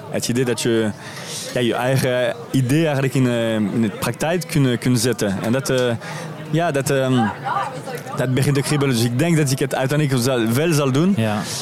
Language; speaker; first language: Dutch; non-native, fluent; French